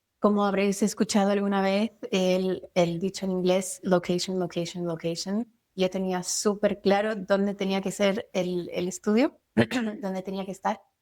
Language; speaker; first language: Spanish; non-native, fluent; French